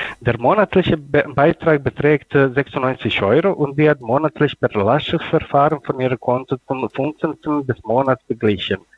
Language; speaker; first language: German; non-native, learner; Russian